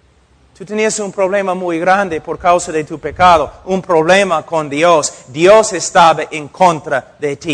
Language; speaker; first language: Spanish; non-native, fluent; English